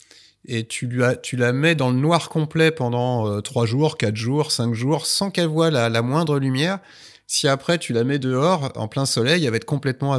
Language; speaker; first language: French; native; French